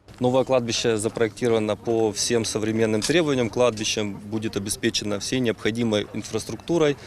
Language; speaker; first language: Russian; native; Russian